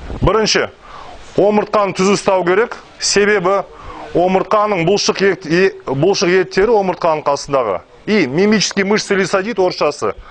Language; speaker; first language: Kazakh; non-native, local second language; Russian